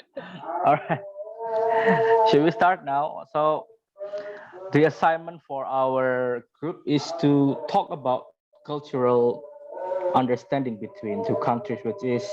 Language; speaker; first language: English; non-native, learner; Indonesian